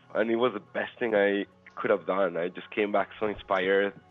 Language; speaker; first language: English; non-native, fluent; Spanish